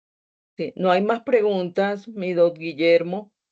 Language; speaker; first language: Spanish; native; Spanish